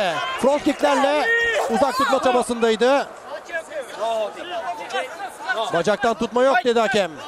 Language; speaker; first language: Turkish; native; Turkish